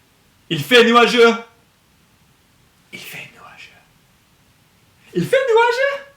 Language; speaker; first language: French; non-native, fluent; English